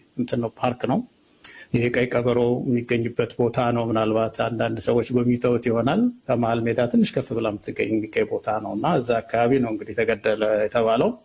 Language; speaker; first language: Amharic; native; Amharic